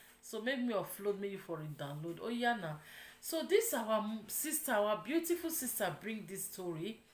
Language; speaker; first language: Nigerian Pidgin; non-native, local second language; Yoruba